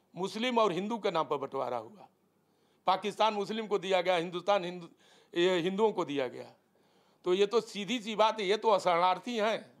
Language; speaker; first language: Hindi; native; Hindi